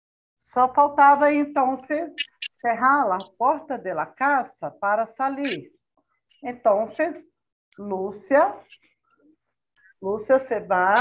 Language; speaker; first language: Spanish; non-native, learner; Portuguese